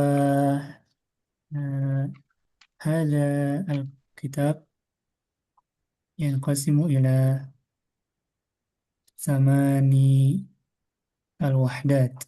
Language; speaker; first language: Arabic; non-native, fluent; Indonesian